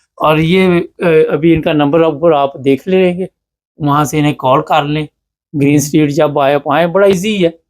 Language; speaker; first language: Urdu; non-native, local second language; Punjabi